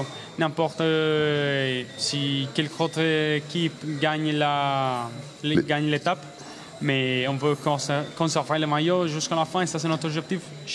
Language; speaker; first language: French; non-native, learner; Spanish